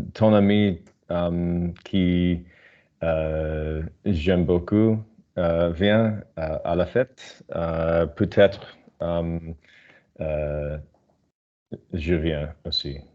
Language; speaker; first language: French; non-native, learner; English